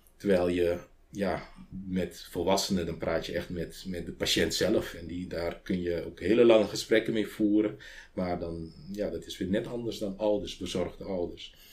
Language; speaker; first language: Dutch; non-native, local second language; Papiamento